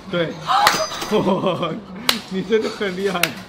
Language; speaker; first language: Chinese; non-native, fluent; German